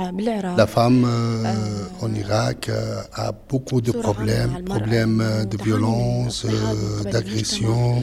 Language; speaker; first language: French; non-native, learner; Arabic